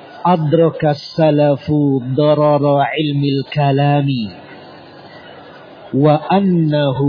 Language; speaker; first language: Arabic; non-native, fluent; Indonesian